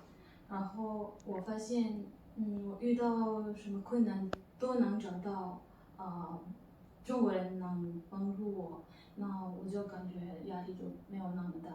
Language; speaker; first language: Chinese; non-native, fluent; Malagasy